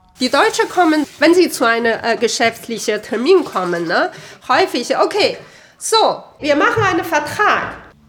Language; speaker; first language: German; non-native, fluent; Chinese